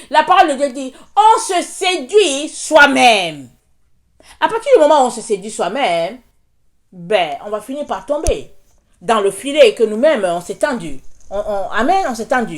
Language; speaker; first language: French; native; French